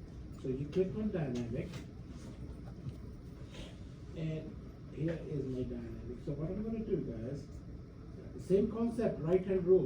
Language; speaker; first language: English; non-native, fluent; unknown